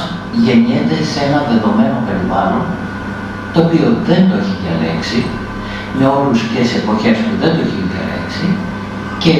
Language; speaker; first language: Greek; native; Greek